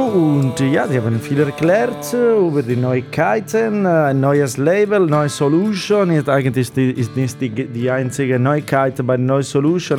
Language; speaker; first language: German; non-native, learner; Italian